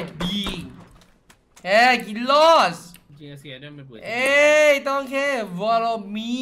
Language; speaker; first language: English; non-native, learner; Thai